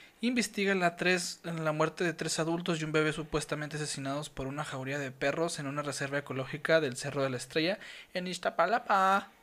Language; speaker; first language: Spanish; native; Spanish